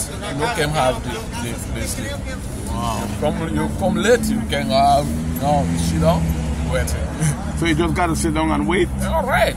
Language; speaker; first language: English; non-native, learner; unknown